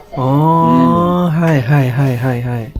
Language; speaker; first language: Japanese; non-native, learner; Thai